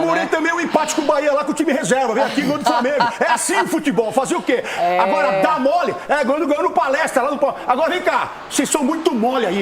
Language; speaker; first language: Portuguese; native; Portuguese